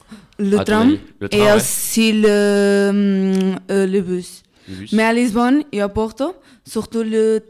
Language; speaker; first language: French; non-native, learner; Portuguese